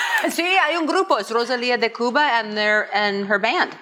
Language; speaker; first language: Spanish; non-native, learner; English